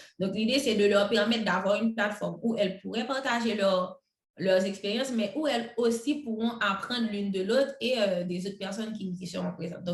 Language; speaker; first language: French; non-native, local second language; Haitian Creole